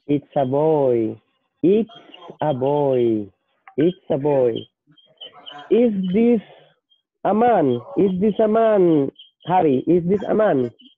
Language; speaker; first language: English; non-native, fluent; Spanish